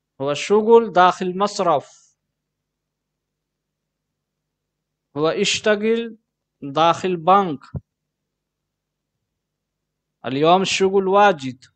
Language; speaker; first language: Arabic; non-native, learner; Urdu